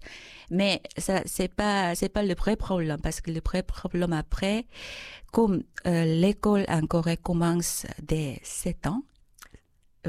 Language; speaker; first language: French; non-native, fluent; Korean